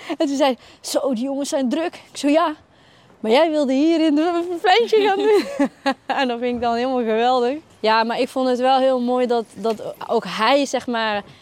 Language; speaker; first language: Dutch; early bilingual, other home language; Arabic